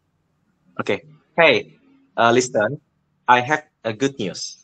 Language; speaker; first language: English; non-native, learner; Indonesian